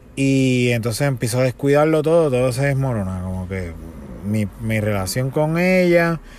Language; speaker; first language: Spanish; native; Spanish